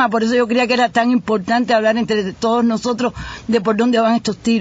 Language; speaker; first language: Spanish; native; Spanish